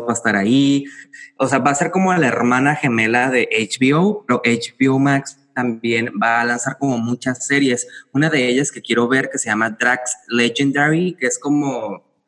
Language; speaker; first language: Spanish; native; Spanish